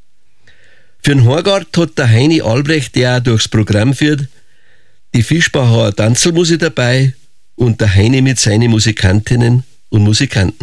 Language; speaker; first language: German; native; German